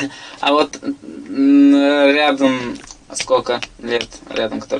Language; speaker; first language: Russian; non-native, local second language; Tajik